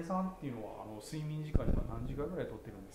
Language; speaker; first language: Japanese; native; Japanese